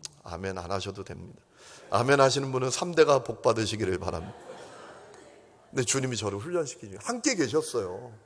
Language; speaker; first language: Korean; native; Korean